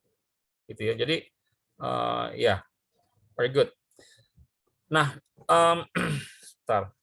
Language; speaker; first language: Indonesian; native; Indonesian